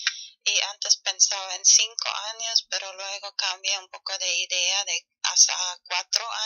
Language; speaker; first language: Spanish; non-native, fluent; German